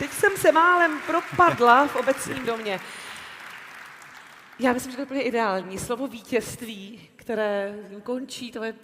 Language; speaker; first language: Czech; native; Czech